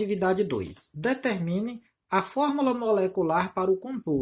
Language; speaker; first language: Portuguese; native; Portuguese